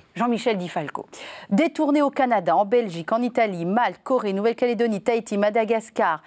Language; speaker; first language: French; native; French